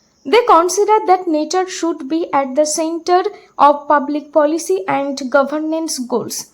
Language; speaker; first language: English; non-native, local second language; Bangla